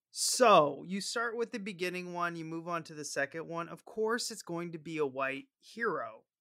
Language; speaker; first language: English; native; English